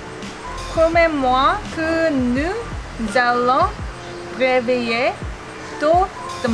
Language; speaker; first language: French; non-native, learner; Korean